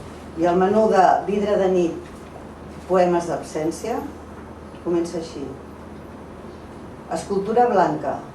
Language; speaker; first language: Catalan; native; Catalan